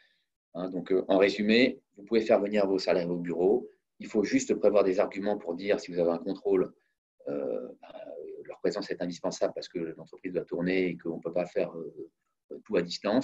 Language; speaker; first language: French; native; French